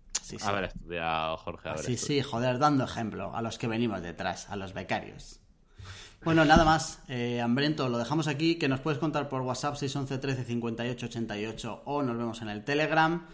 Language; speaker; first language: Spanish; native; Spanish